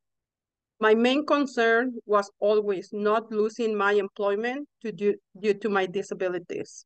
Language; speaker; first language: English; non-native, fluent; Spanish